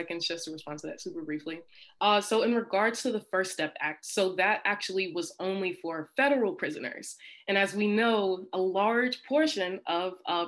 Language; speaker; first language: English; native; English